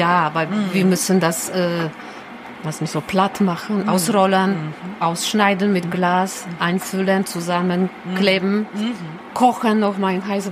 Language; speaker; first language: German; non-native, learner; Polish